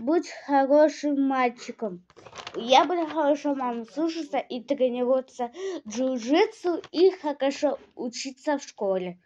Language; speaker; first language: Russian; non-native, local second language; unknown